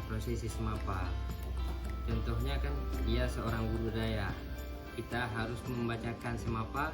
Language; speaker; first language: Indonesian; non-native, local second language; Achinese